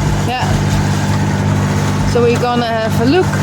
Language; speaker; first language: English; non-native, fluent; Dutch